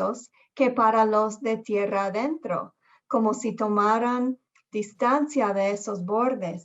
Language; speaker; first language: Spanish; early bilingual, heritage; Spanish